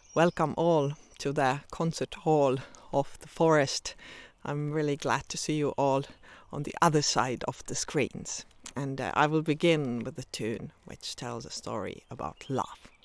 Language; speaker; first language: English; non-native, fluent; Estonian